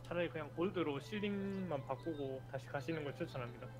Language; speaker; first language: Korean; native; Korean